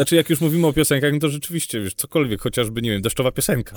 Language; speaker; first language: Polish; native; Polish